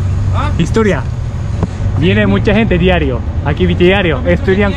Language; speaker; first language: Spanish; non-native, learner; Japanese